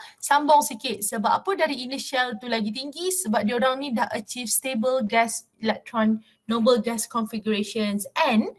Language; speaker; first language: English; non-native, local second language; Malay